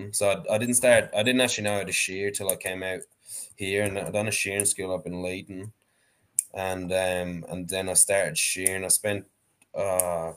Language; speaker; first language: English; native; English